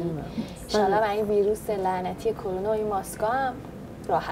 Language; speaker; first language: Persian; native; Persian